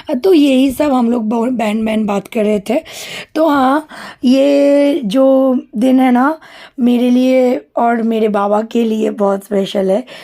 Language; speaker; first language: Hindi; non-native, local second language; Bangla